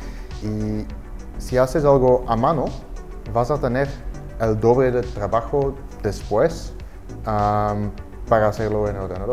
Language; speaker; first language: Spanish; non-native, fluent; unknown